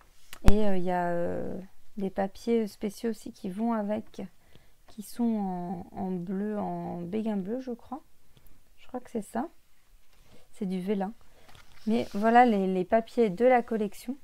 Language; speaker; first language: French; native; French